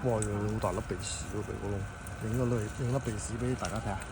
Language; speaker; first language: Cantonese; native; Cantonese